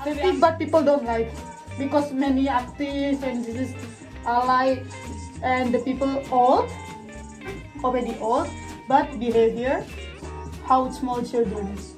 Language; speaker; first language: English; non-native, learner; Indonesian